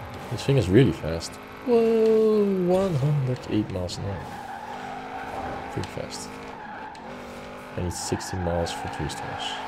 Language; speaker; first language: English; non-native, fluent; Dutch